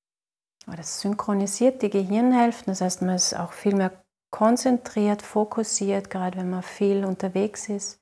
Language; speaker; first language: German; native; German